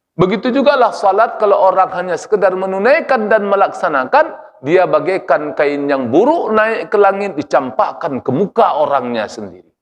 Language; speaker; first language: Malay; native; Malay